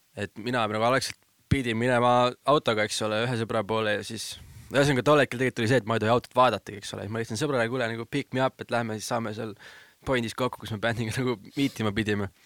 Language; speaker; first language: Estonian; native; Estonian